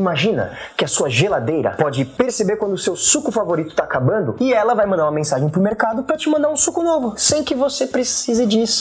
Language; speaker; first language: Portuguese; native; Portuguese